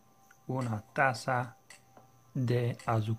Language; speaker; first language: Spanish; non-native, learner; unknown